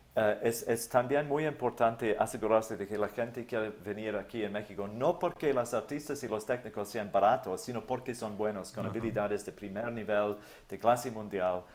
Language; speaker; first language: Spanish; non-native, learner; English